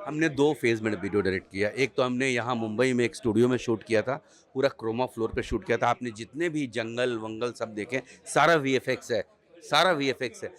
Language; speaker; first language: Hindi; native; Hindi